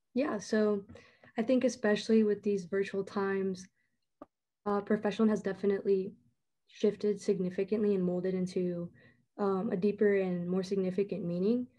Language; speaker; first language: English; native; English